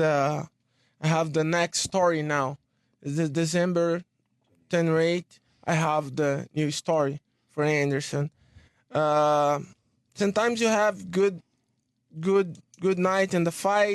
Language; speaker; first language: English; non-native, learner; Portuguese